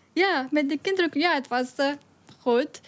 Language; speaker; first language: Dutch; non-native, learner; Arabic